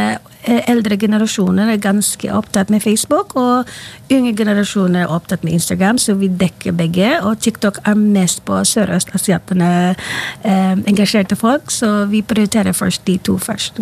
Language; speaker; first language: Norwegian; non-native, fluent; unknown